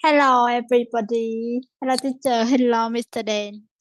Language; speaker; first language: English; non-native, learner; Vietnamese